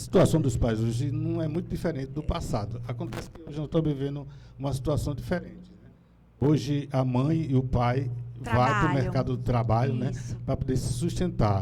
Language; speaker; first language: Portuguese; native; Portuguese